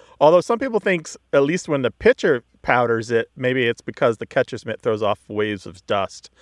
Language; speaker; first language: English; native; English